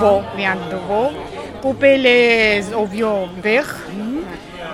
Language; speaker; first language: French; non-native, learner; Georgian